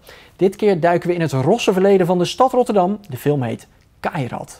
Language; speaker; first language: Dutch; native; Dutch